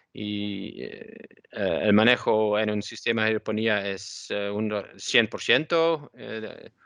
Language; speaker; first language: Spanish; non-native, learner; Dutch